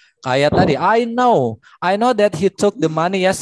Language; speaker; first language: English; non-native, fluent; Indonesian